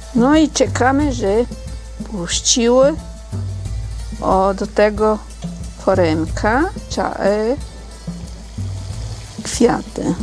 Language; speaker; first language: Polish; non-native, learner; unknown